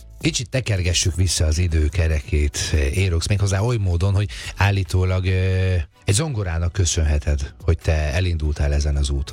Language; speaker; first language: Hungarian; native; Hungarian